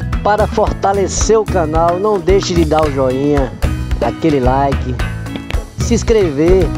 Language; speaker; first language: Portuguese; native; Portuguese